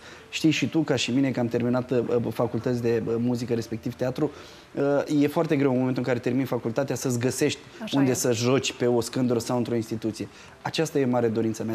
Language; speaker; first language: Romanian; native; Romanian